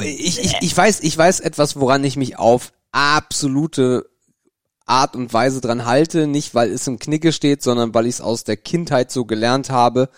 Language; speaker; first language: German; native; German